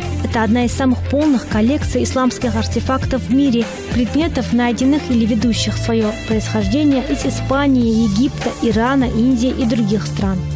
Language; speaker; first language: Russian; native; Russian